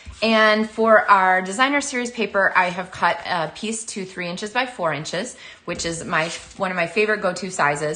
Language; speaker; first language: English; native; English